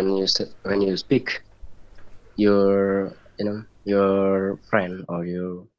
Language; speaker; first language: English; non-native, learner; Indonesian